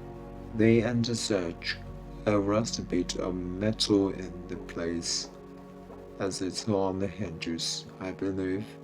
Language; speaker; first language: English; non-native, fluent; Japanese